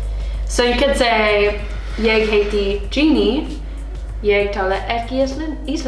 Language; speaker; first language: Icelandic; non-native, learner; English